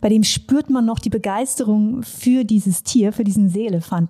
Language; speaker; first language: German; native; German